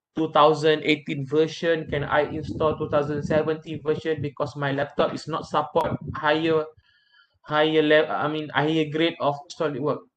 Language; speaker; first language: English; non-native, local second language; Malay